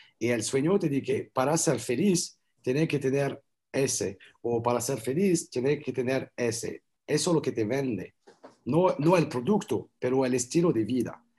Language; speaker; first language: Spanish; non-native, learner; French